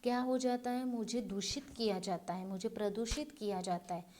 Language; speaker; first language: Hindi; non-native, local second language; Marathi